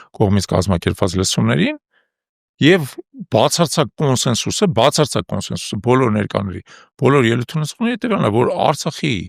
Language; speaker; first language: Armenian; native; Armenian